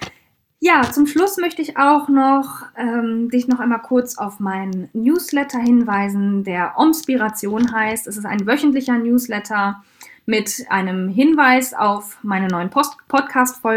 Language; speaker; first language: German; native; German